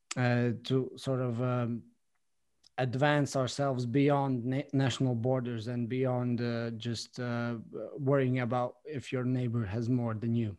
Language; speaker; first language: English; non-native, fluent; Latvian